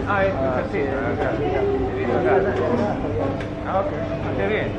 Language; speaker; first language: Spanish; non-native, fluent; English